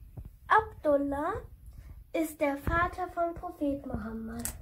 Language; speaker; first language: German; non-native, fluent; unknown